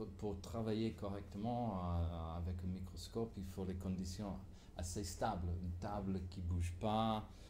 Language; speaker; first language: French; non-native, fluent; English